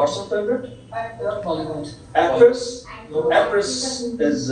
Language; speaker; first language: English; non-native, local second language; Bangla